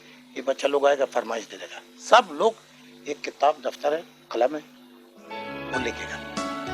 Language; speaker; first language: Hindi; non-native, learner; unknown